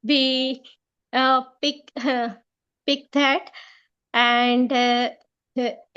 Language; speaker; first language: English; non-native, learner; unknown